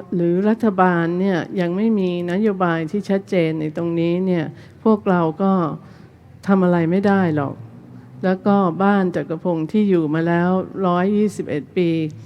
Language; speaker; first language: Thai; non-native, fluent; English